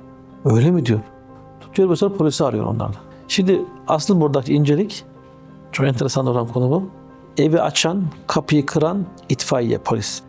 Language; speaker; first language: Turkish; early bilingual, heritage; Turkish